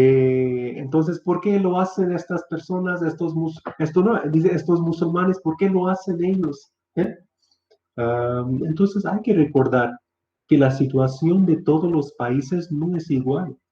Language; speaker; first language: Spanish; non-native, fluent; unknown